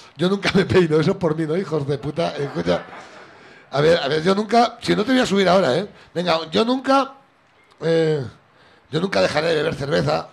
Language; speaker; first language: Spanish; native; Spanish